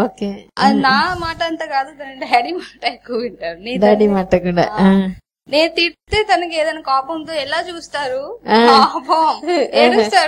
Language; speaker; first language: Telugu; non-native, learner; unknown